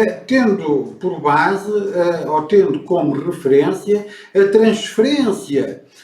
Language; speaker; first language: Portuguese; native; Portuguese